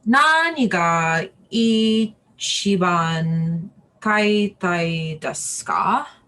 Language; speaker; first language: Japanese; non-native, learner; English